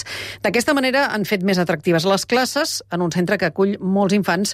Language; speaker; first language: Catalan; native; Catalan